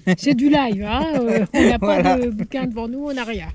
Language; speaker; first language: French; native; French